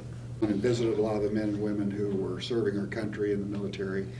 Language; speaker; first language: English; native; English